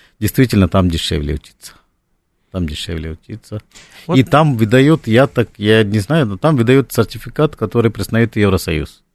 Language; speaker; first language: Russian; non-native, fluent; Malayalam